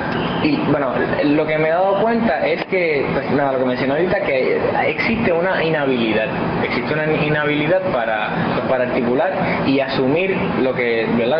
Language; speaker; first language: Spanish; native; Spanish